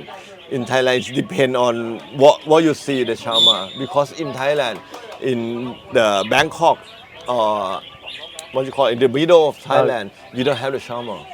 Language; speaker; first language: English; non-native, learner; Thai